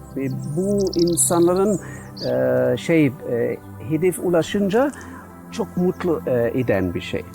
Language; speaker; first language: Turkish; non-native, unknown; German